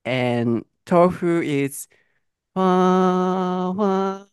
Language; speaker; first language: English; non-native, fluent; Japanese